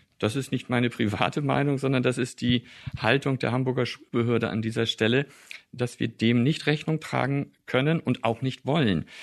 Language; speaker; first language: German; native; German